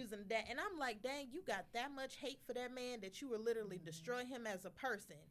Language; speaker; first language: English; native; English